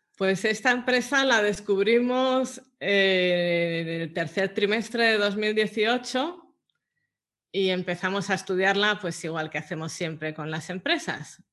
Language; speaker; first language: Spanish; native; Spanish